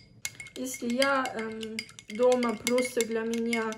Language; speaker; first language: Russian; early bilingual, heritage; Russian